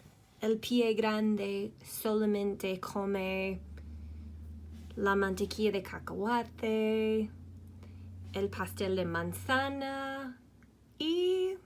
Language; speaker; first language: Spanish; non-native, fluent; English